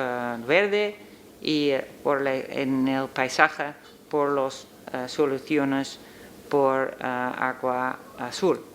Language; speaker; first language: Spanish; non-native, learner; Dutch